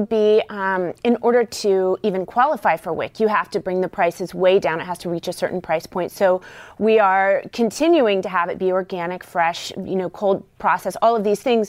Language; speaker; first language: English; native; English